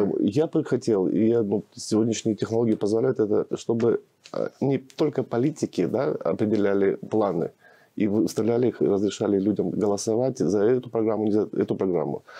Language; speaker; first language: Russian; native; Russian